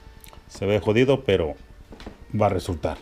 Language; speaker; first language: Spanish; early bilingual, heritage; Spanish